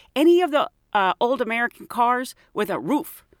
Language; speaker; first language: English; native; English